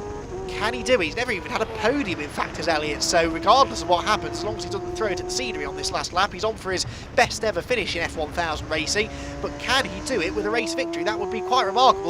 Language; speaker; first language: English; native; English